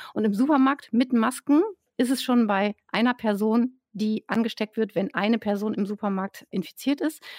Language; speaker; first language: German; native; German